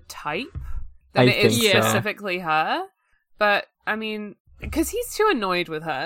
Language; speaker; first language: English; native; English